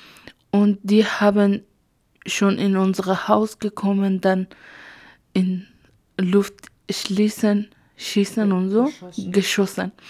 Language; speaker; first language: German; non-native, learner; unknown